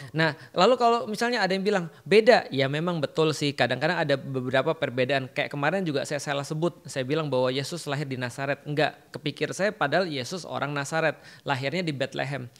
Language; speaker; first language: Indonesian; native; Indonesian